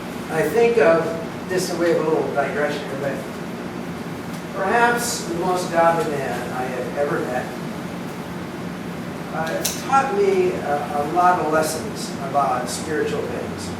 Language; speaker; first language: English; native; English